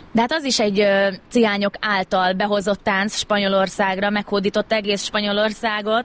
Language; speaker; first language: Hungarian; native; Hungarian